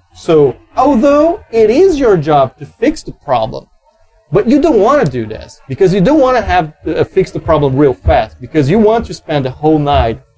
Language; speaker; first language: English; non-native, fluent; Portuguese